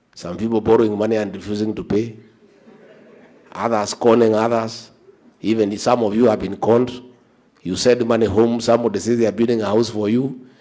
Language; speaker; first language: English; non-native, local second language; Kikuyu